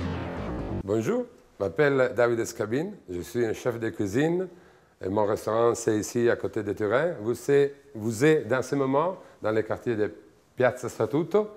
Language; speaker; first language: French; non-native, fluent; Italian